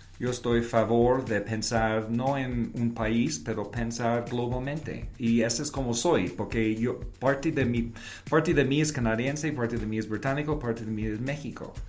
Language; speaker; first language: Spanish; non-native, fluent; English